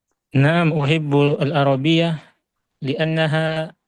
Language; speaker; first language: Arabic; non-native, learner; Indonesian